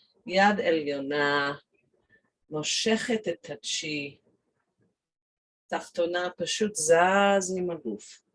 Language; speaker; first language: Hebrew; non-native, fluent; English